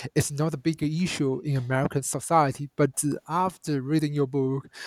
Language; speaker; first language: English; non-native, fluent; Chinese